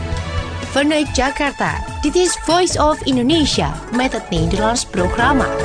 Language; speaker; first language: Dutch; non-native, learner; Indonesian